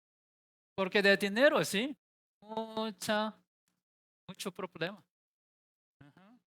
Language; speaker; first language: Spanish; non-native, learner; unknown